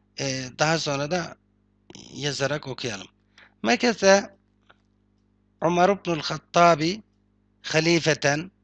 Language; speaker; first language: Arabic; non-native, fluent; Turkish